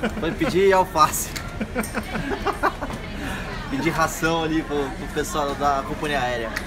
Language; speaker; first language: Portuguese; native; Portuguese